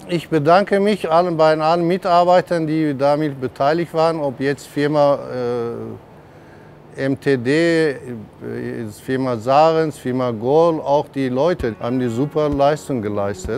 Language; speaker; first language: German; non-native, learner; Polish